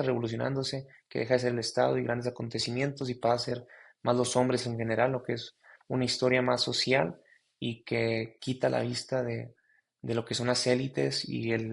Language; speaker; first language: Spanish; native; Spanish